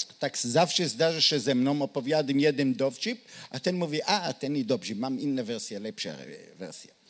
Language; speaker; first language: Polish; non-native, learner; Hebrew